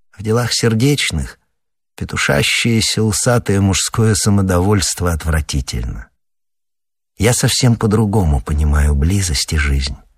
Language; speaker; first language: Russian; native; Russian